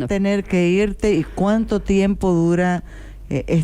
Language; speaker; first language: Spanish; native; Spanish